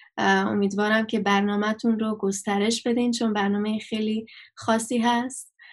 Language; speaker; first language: Persian; non-native, local second language; Armenian